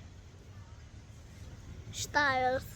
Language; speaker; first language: Albanian; early bilingual, heritage; Albanian